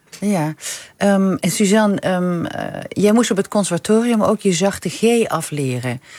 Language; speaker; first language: Dutch; native; Dutch